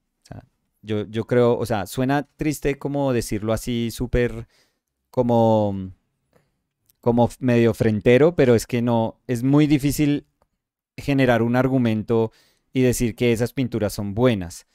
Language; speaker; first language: Spanish; native; Spanish